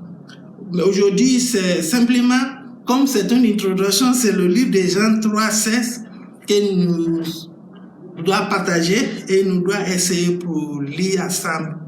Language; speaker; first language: French; non-native, learner; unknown